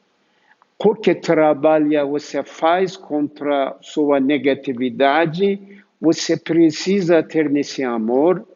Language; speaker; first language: Portuguese; non-native, fluent; Turkish